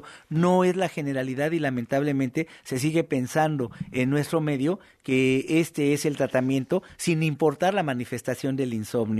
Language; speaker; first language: Spanish; native; Spanish